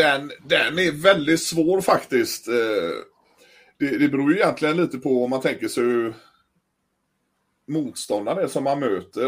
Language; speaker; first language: Swedish; native; Swedish